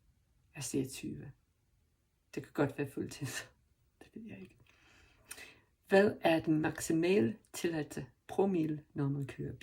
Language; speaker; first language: Danish; non-native, learner; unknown